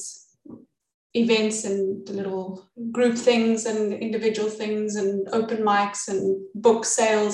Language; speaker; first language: English; native; English